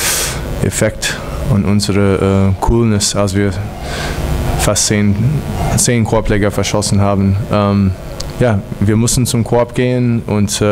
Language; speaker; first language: German; non-native, fluent; English